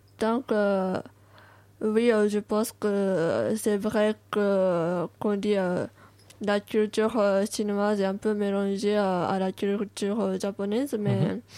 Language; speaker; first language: French; non-native, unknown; Japanese